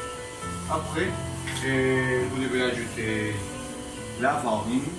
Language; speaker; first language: French; non-native, learner; Spanish